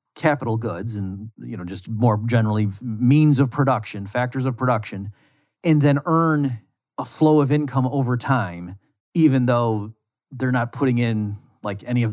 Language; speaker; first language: English; native; English